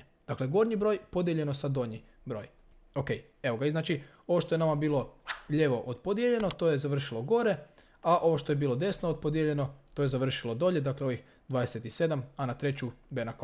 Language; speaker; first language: Croatian; native; Croatian